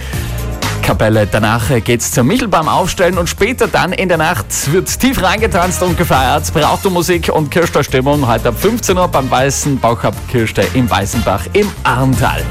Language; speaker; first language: German; native; German